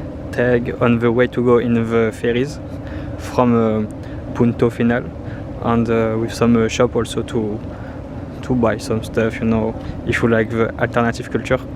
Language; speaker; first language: English; non-native, learner; French